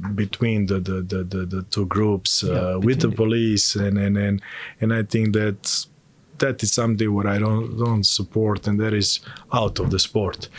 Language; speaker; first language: English; non-native, fluent; Serbian